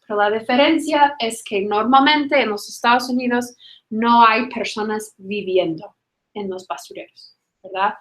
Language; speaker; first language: Spanish; non-native, fluent; English